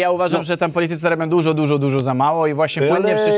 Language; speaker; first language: Polish; native; Polish